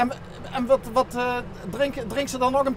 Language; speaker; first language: Dutch; native; Dutch